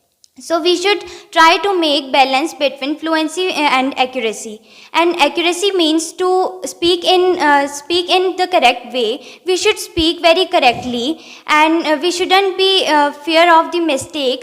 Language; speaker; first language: English; non-native, fluent; Hindi